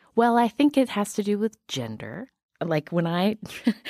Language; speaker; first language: English; native; English